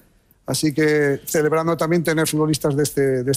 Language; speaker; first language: Spanish; native; Spanish